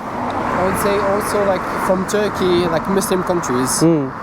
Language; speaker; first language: English; non-native, fluent; French